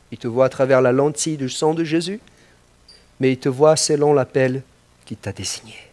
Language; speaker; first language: French; non-native, fluent; Portuguese